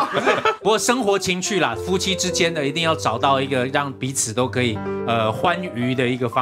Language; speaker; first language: Chinese; native; Chinese